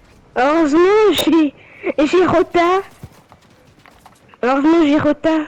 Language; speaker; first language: French; native; French